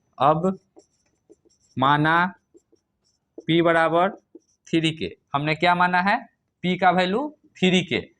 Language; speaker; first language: Hindi; native; Hindi